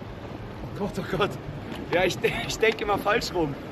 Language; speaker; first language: German; native; German